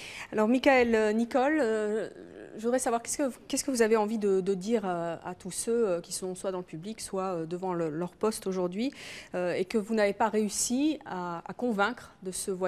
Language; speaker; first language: French; native; French